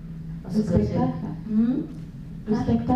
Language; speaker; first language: French; non-native, fluent; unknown